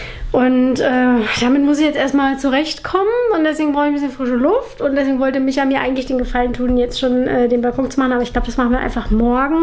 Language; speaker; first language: German; native; German